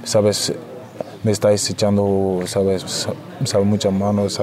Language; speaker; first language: Spanish; non-native, fluent; Arabic